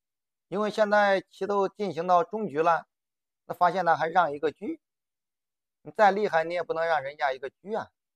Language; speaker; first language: Chinese; native; Chinese